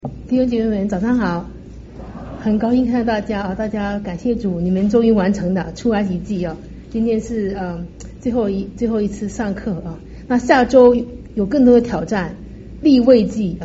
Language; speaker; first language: Chinese; native; Chinese